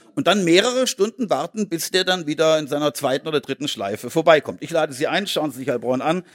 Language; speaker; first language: German; native; German